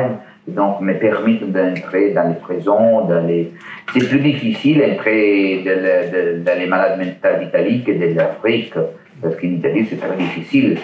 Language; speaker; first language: French; non-native, learner; Italian